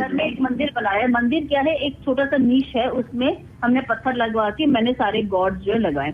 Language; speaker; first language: Hindi; non-native, local second language; Tamil